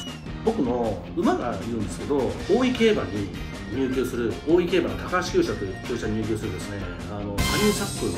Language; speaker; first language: Japanese; native; Japanese